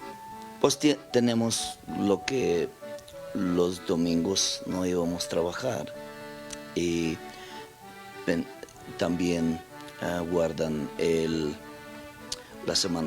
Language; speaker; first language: Spanish; non-native, local second language; Plautdietsch